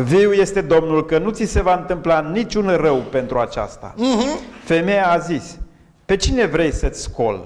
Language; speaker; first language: Romanian; native; Romanian